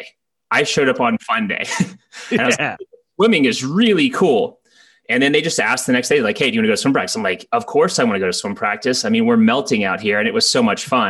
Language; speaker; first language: English; native; English